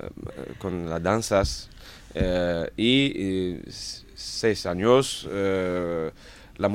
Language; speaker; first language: Spanish; non-native, learner; French